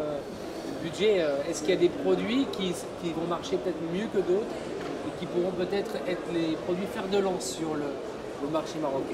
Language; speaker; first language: French; native; French